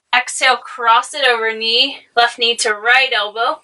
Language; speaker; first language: English; native; English